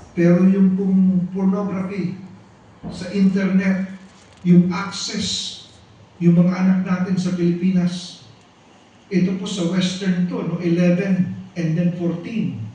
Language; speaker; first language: Filipino; non-native, local second language; Cebuano